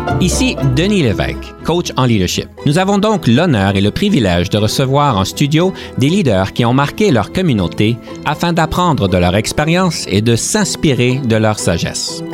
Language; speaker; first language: French; native; French